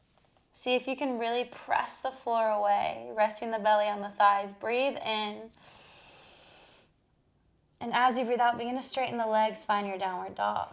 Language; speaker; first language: English; native; English